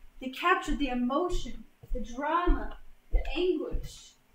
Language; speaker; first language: English; native; English